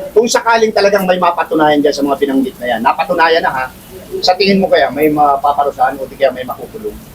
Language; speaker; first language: Filipino; native; Filipino